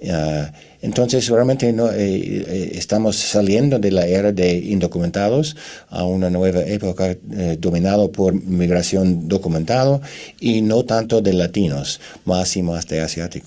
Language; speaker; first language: Spanish; non-native, fluent; English